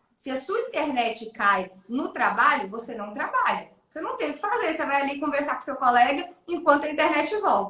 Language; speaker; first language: Portuguese; native; Portuguese